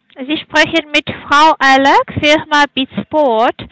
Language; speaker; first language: German; non-native, learner; Hungarian